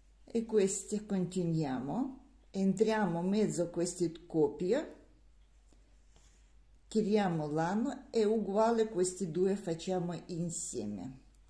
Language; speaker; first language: Italian; non-native, learner; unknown